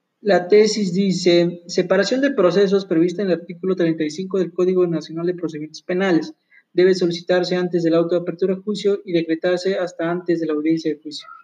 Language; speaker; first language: Spanish; native; Spanish